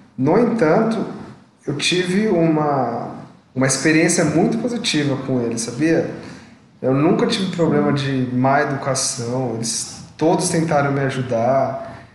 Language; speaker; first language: Portuguese; native; Portuguese